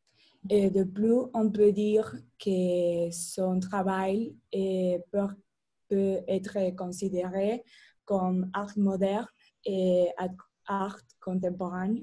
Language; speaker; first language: French; non-native, learner; Spanish